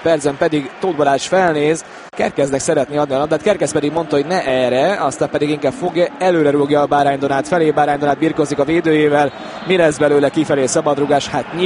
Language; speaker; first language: Hungarian; native; Hungarian